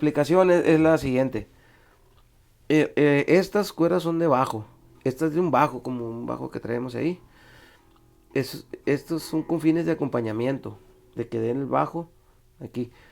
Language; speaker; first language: Spanish; native; Spanish